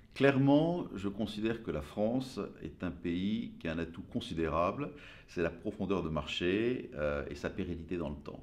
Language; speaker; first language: French; native; French